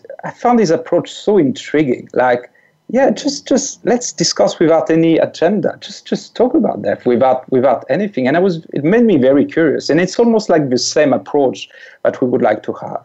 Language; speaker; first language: English; non-native, fluent; French